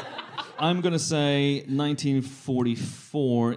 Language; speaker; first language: English; native; English